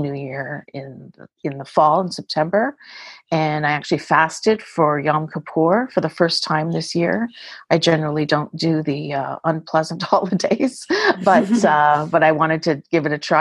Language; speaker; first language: English; native; English